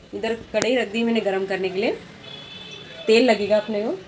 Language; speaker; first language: Hindi; non-native, local second language; Marathi